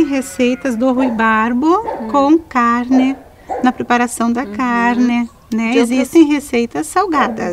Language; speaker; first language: Portuguese; native; Portuguese